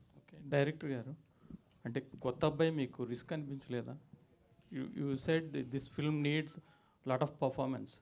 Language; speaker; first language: Telugu; native; Telugu